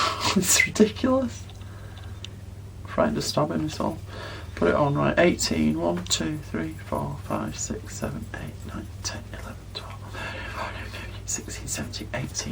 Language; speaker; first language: English; native; English